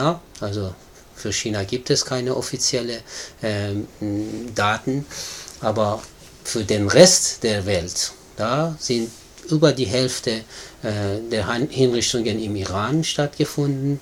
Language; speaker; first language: German; non-native, fluent; Persian